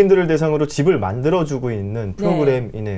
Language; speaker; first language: Korean; native; Korean